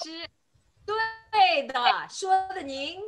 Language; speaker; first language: Chinese; native; Chinese